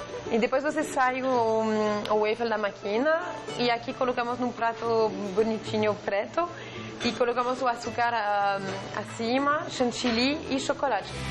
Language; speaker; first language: Portuguese; non-native, fluent; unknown